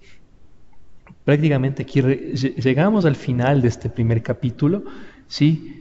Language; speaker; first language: Spanish; native; Spanish